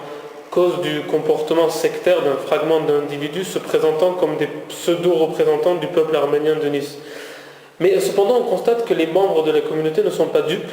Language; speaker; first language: French; native; French